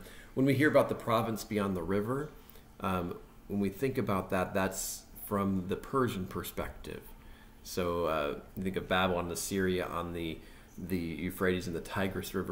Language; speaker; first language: English; native; English